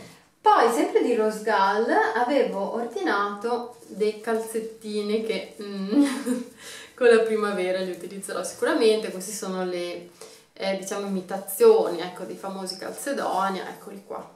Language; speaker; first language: Italian; native; Italian